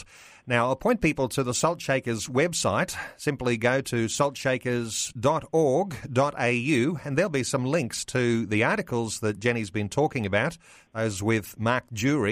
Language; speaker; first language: English; native; English